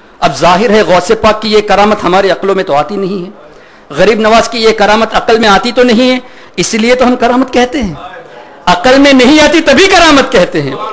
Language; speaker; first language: Urdu; non-native, fluent; Memoni